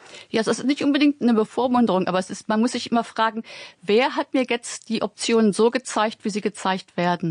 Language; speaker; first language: German; native; German